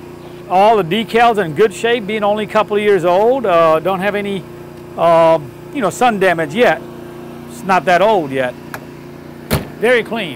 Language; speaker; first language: English; non-native, fluent; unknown